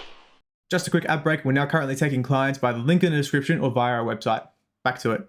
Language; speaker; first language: English; native; English